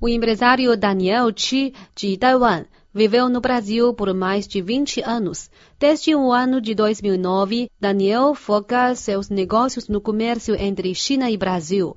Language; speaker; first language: Portuguese; non-native, fluent; Chinese